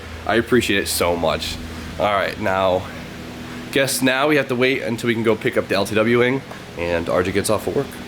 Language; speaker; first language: English; native; English